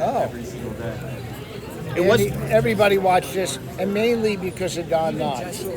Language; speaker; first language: English; native; English